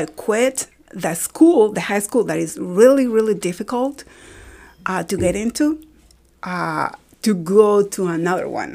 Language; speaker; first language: English; non-native, fluent; Spanish